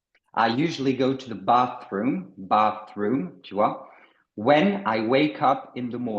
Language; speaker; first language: English; non-native, fluent; French